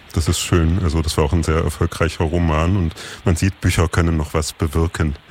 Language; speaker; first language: German; native; German